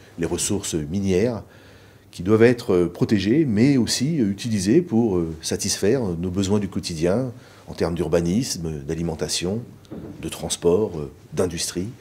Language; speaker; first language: French; native; French